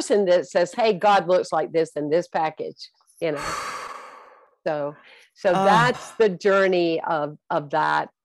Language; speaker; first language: English; native; English